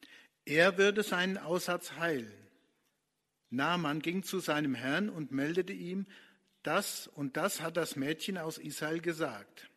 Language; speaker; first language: German; native; German